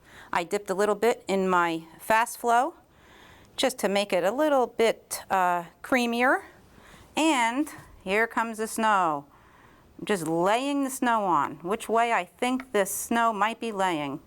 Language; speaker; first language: English; native; English